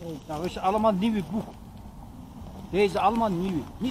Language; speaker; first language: Dutch; non-native, learner; Turkish